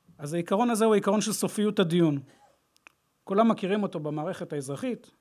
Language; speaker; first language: Hebrew; native; Hebrew